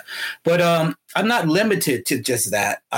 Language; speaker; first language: English; native; English